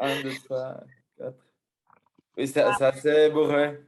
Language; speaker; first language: French; non-native, fluent; Spanish